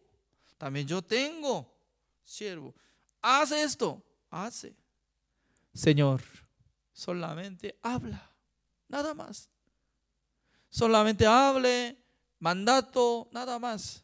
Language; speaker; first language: Spanish; non-native, fluent; Korean